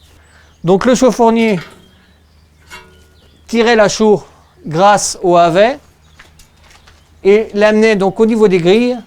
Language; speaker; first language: French; native; French